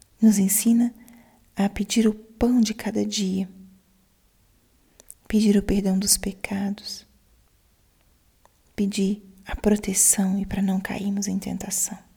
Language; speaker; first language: Portuguese; native; Portuguese